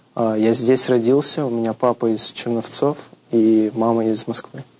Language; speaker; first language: Russian; early bilingual, heritage; Russian